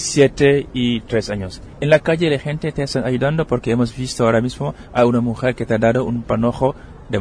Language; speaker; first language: Spanish; non-native, fluent; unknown